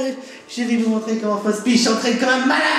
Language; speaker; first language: French; native; French